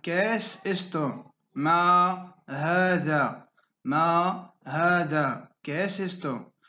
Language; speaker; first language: Spanish; non-native, fluent; Arabic